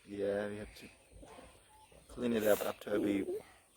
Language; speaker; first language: English; non-native, learner; Khmer